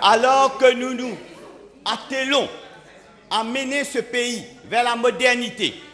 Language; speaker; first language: French; non-native, local second language; Morisyen